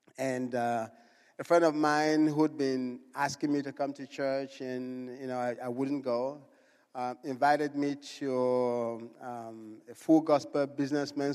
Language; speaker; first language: English; non-native, local second language; Igbo